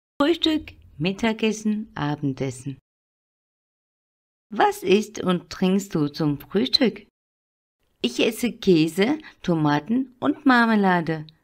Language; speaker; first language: German; non-native, fluent; Turkish